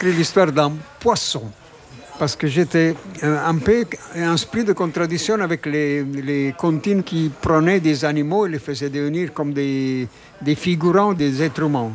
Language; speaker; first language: French; non-native, fluent; Italian